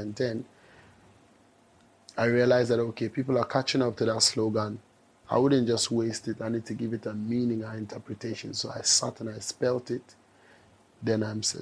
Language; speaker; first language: English; non-native, local second language; Ewe